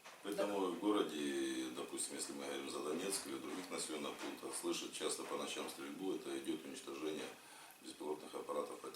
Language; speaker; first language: Russian; native; Russian